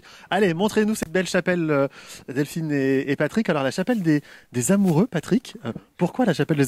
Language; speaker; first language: French; native; French